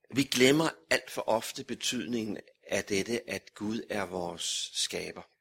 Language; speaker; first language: Danish; native; Danish